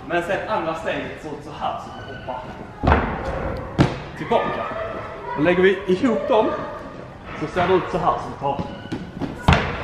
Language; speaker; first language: Swedish; native; Swedish